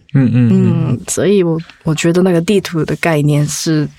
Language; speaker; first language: Chinese; non-native, fluent; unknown